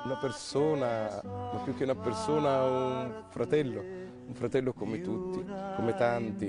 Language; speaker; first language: Italian; native; Italian